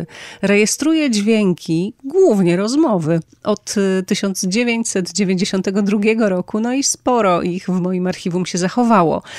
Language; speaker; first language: Polish; native; Polish